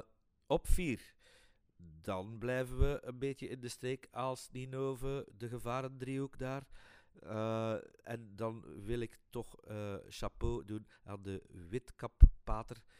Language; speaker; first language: Dutch; native; Dutch